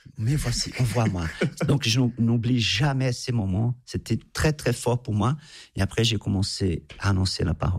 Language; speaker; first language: French; non-native, fluent; Portuguese